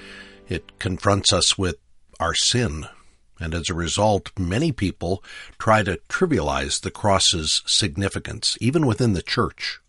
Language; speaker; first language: English; native; English